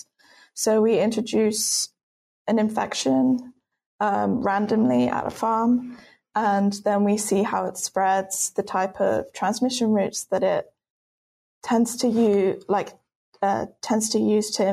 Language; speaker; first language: English; native; English